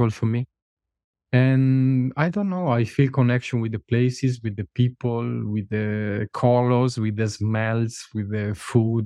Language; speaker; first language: English; non-native, fluent; Italian